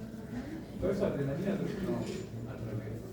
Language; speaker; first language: Spanish; native; Spanish